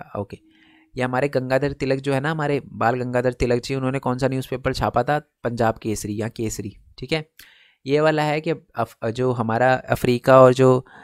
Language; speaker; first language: Hindi; native; Hindi